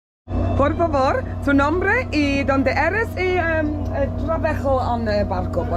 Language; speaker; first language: Spanish; non-native, learner; English